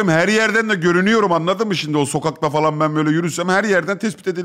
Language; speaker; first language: Turkish; native; Turkish